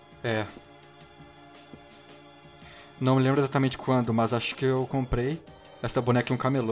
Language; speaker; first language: Portuguese; native; Portuguese